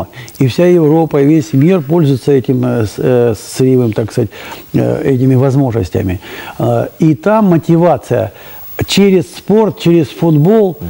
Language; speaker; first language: Russian; native; Russian